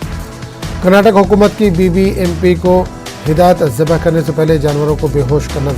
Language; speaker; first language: Hindi; native; Hindi